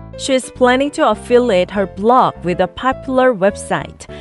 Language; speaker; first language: English; non-native, fluent; Korean